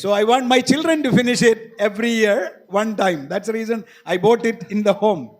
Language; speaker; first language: English; non-native, local second language; Malayalam